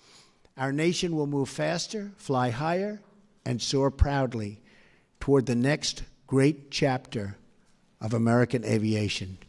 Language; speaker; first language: English; native; English